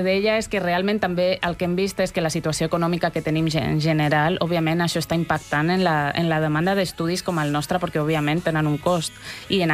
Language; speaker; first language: Catalan; non-native, local second language; Spanish